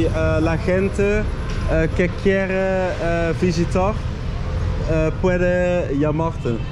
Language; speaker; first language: Spanish; non-native, learner; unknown